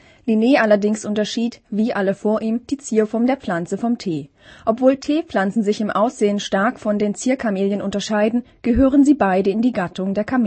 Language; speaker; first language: German; native; German